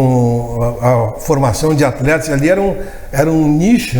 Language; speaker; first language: Portuguese; native; Portuguese